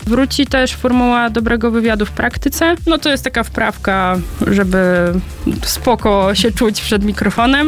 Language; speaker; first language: Polish; native; Polish